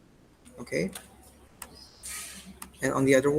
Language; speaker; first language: English; non-native, fluent; Indonesian